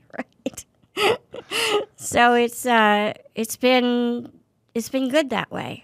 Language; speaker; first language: English; native; English